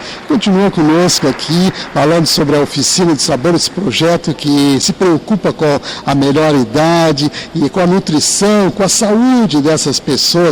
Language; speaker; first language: Portuguese; native; Portuguese